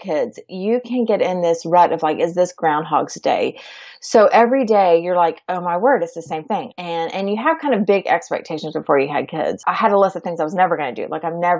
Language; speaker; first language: English; native; English